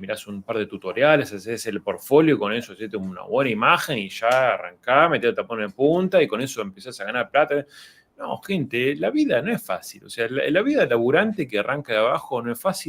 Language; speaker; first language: Spanish; native; Spanish